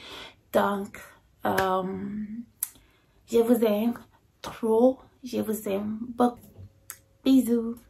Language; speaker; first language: French; non-native, fluent; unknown